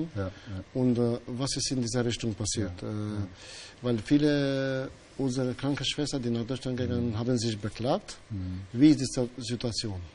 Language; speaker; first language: German; non-native, fluent; Albanian